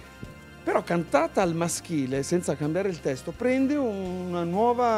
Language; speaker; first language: Italian; native; Italian